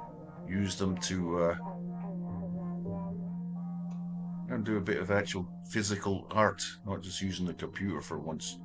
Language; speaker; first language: English; native; English